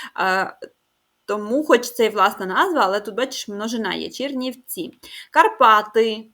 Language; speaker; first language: Ukrainian; native; Ukrainian